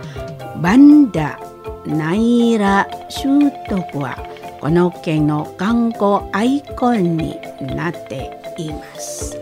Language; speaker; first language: Japanese; non-native, fluent; Indonesian